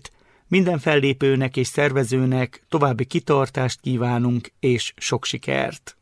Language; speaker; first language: Hungarian; native; Hungarian